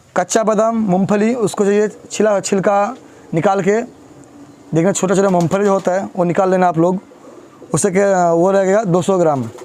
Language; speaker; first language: Hindi; non-native, local second language; Bangla